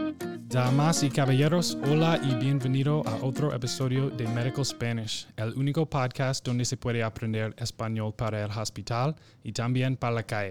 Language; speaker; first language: Spanish; non-native, fluent; English